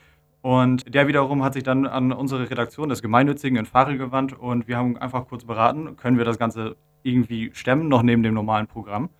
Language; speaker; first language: German; native; German